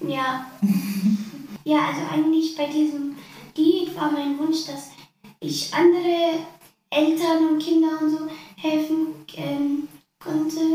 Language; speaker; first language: German; early bilingual, other home language; Arabic